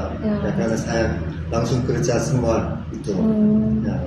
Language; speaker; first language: Indonesian; non-native, learner; Korean